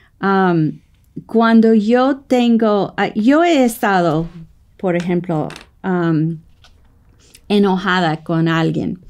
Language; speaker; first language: Spanish; non-native, fluent; English